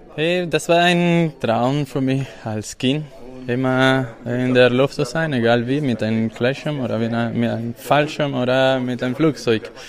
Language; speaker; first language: German; non-native, learner; Spanish